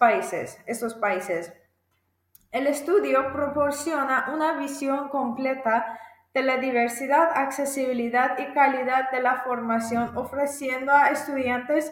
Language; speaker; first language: Spanish; non-native, fluent; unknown